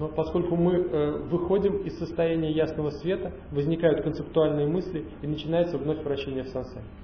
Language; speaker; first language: Russian; native; Russian